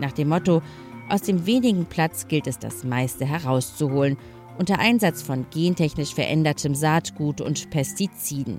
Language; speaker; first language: German; native; German